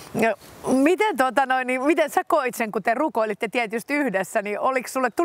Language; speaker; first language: Finnish; native; Finnish